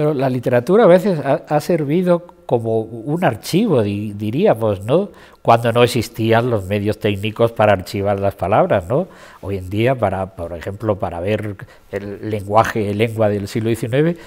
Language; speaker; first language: Spanish; native; Spanish